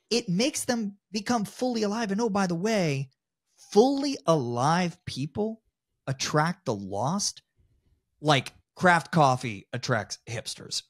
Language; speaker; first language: English; native; English